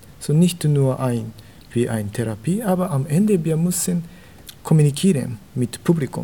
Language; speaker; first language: German; non-native, learner; Japanese